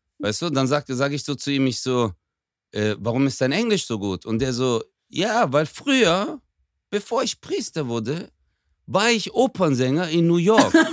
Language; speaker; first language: German; early bilingual, other home language; Turkish